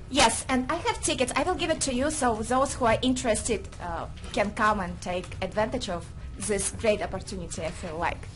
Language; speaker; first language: English; non-native, fluent; Russian